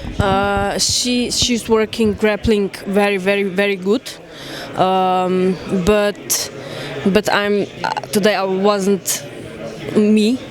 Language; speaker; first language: English; non-native, learner; Slovenian